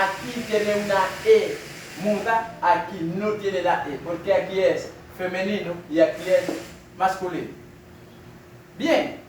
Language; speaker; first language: Spanish; non-native, fluent; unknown